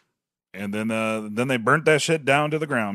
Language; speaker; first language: English; native; English